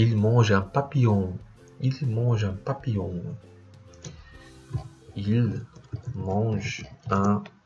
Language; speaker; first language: French; non-native, fluent; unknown